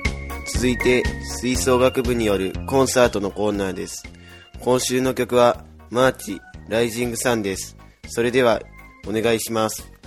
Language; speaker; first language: Japanese; native; Japanese